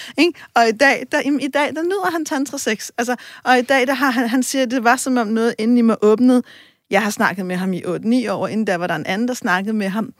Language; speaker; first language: Danish; native; Danish